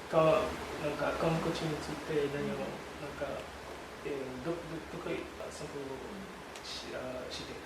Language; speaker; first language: Japanese; non-native, learner; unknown